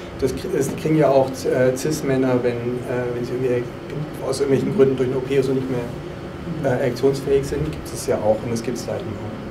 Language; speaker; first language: German; native; German